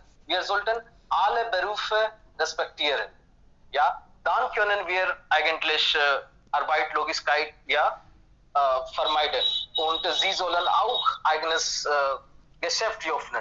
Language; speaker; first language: German; non-native, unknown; Hindi